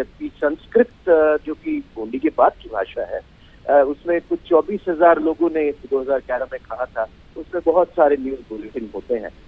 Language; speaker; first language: Hindi; non-native, local second language; Bangla